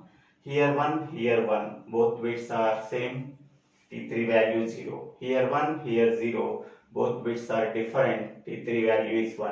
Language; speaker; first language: English; non-native, local second language; Telugu